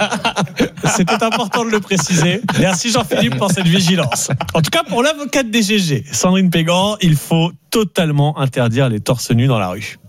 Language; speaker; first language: French; native; French